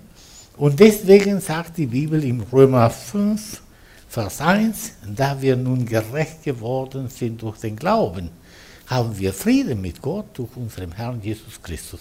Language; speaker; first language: German; non-native, fluent; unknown